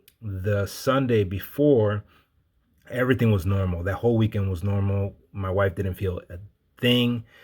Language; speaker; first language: English; native; English